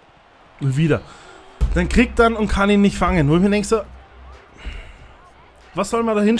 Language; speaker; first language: German; native; German